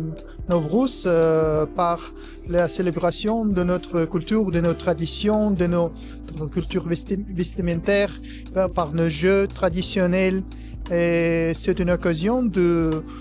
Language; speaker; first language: French; non-native, fluent; Kazakh